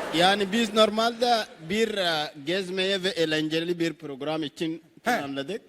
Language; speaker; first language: Turkish; non-native, learner; Arabic